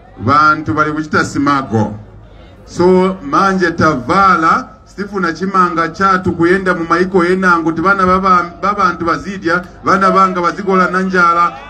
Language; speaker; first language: Nyanja; non-native, local second language; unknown